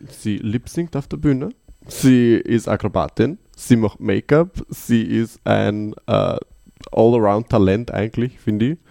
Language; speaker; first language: German; native; German